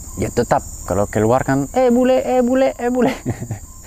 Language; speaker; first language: Indonesian; non-native, fluent; French